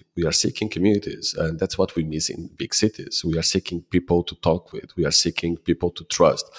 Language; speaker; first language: English; non-native, fluent; Portuguese